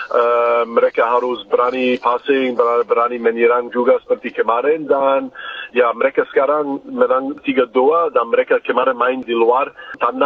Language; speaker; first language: Indonesian; non-native, fluent; English